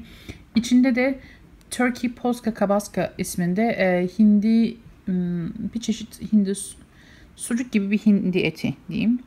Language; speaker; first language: Turkish; native; Turkish